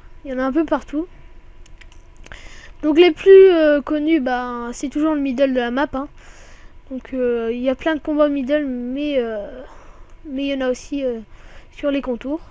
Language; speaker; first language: French; native; French